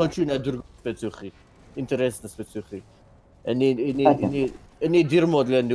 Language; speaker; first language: Russian; non-native, learner; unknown